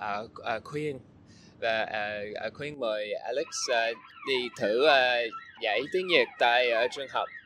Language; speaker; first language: Vietnamese; non-native, learner; English